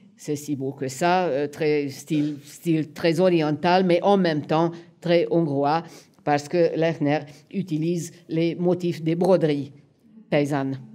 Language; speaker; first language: French; non-native, fluent; Hungarian